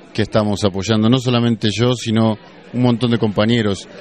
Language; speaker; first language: Spanish; native; Spanish